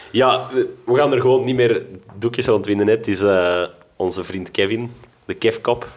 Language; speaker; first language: Dutch; native; Dutch